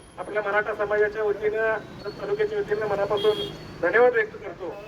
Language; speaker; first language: Marathi; native; Marathi